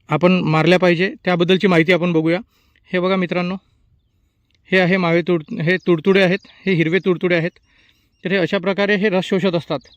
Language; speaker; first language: Marathi; native; Marathi